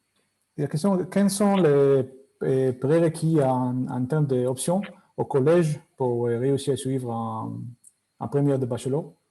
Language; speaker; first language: French; non-native, fluent; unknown